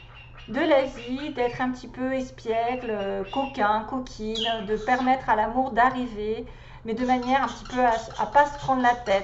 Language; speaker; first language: French; native; French